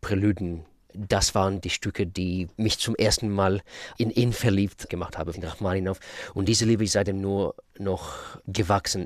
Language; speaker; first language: German; non-native, fluent; Russian